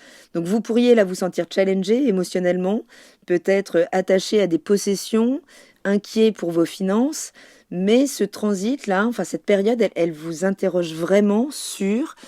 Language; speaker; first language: French; native; French